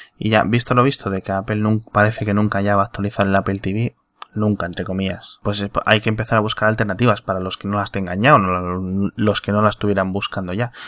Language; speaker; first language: Spanish; native; Spanish